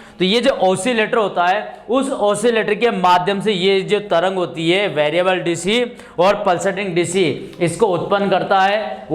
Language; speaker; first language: Hindi; native; Hindi